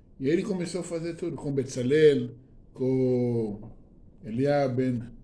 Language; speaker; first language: Portuguese; non-native, fluent; Hebrew